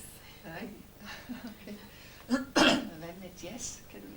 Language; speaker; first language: Danish; native; Danish